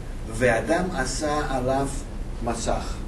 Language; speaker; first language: Hebrew; non-native, fluent; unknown